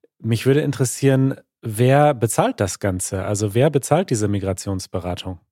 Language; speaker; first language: German; native; German